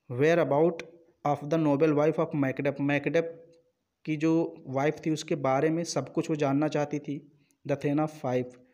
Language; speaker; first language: Hindi; native; Hindi